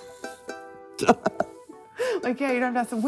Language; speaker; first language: English; native; English